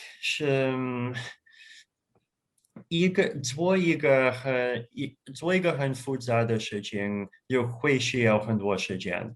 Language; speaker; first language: Chinese; non-native, fluent; Russian